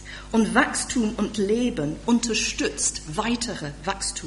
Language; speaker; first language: German; non-native, fluent; English